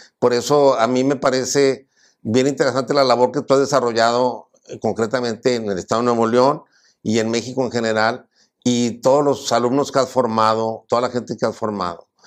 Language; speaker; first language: Spanish; native; Spanish